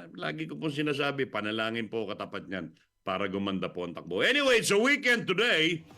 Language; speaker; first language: Filipino; native; Filipino